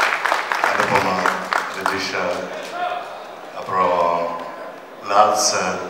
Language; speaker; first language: Tamil; native; Tamil